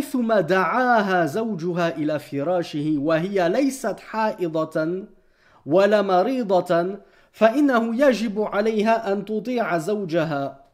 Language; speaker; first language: Arabic; non-native, fluent; French